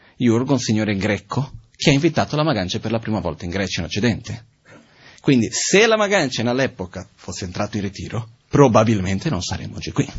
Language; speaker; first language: Italian; non-native, fluent; Portuguese